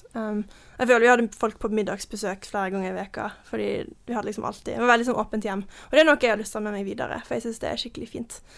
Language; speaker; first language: Norwegian; early bilingual, heritage; Norwegian